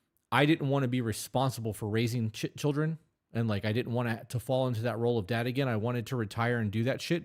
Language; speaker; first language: English; native; English